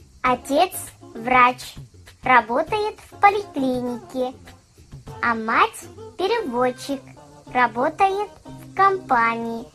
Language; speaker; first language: Russian; non-native, learner; Kazakh